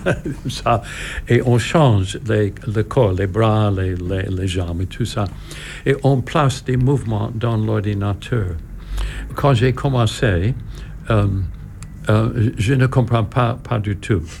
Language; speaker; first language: French; non-native, learner; English